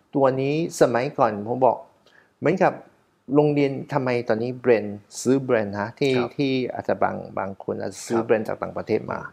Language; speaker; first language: Thai; non-native, fluent; Chinese